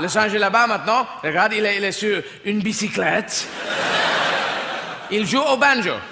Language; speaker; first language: French; non-native, learner; English